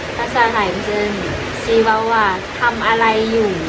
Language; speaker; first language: Thai; non-native, learner; Lao